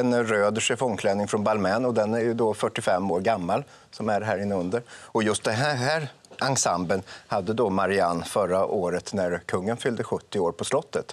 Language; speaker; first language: Swedish; native; Swedish